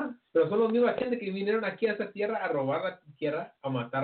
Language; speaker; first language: Spanish; early bilingual, heritage; Spanish